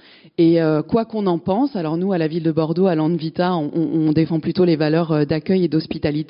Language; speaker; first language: French; native; French